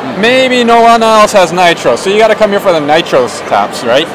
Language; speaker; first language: English; native; English